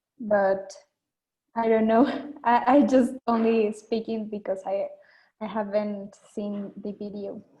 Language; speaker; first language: English; non-native, learner; Spanish